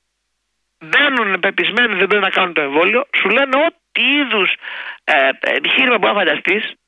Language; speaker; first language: Greek; native; Greek